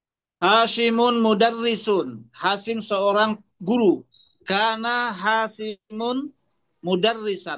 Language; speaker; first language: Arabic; non-native, learner; Indonesian